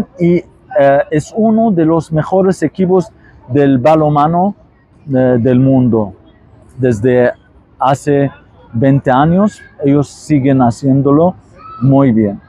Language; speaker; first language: Spanish; non-native, fluent; Arabic